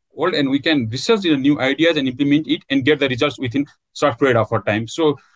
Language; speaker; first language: English; non-native, local second language; Nepali